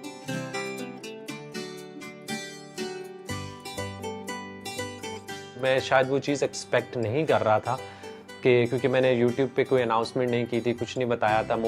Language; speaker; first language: Urdu; native; Urdu